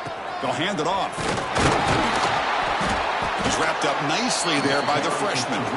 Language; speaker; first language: English; native; English